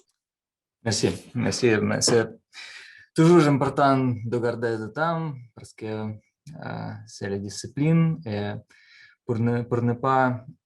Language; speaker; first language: French; non-native, learner; Russian